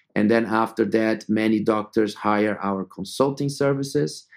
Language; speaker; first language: English; non-native, fluent; Portuguese